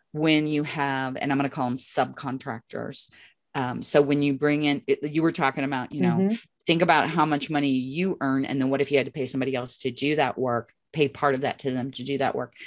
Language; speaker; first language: English; native; English